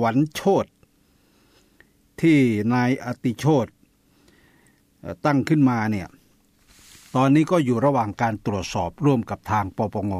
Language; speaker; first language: Thai; native; Thai